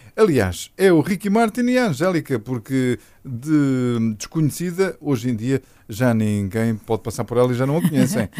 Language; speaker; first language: Portuguese; native; Portuguese